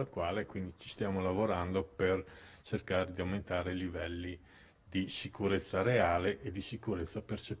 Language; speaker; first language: Italian; native; Italian